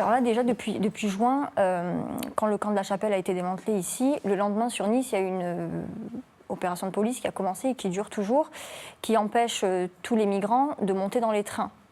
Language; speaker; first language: French; native; French